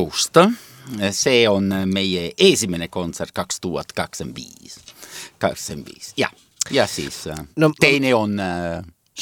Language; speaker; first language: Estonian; non-native, learner; Italian